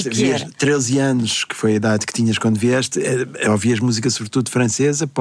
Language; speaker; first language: Portuguese; native; Portuguese